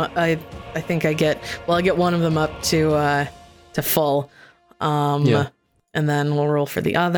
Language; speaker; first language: English; native; English